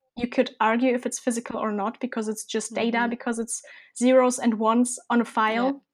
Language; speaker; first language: English; non-native, fluent; German